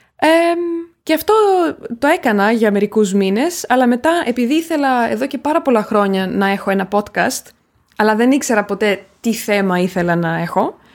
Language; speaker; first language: Greek; native; Greek